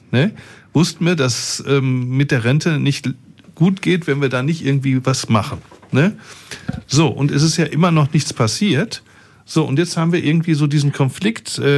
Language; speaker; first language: German; native; German